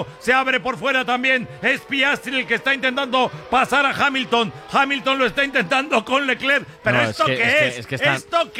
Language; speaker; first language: Spanish; native; Spanish